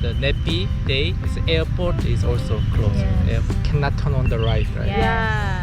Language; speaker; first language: English; non-native, learner; Korean